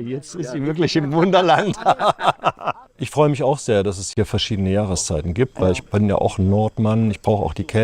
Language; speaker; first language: German; native; German